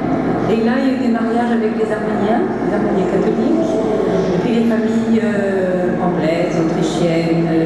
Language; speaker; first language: French; early bilingual, heritage; French